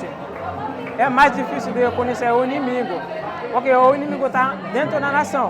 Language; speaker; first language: Portuguese; non-native, fluent; Haitian Creole